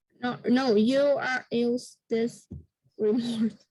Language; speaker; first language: English; non-native, learner; Vietnamese